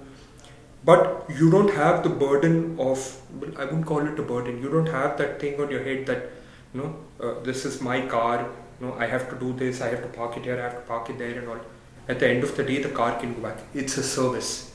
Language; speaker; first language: English; non-native, local second language; Tamil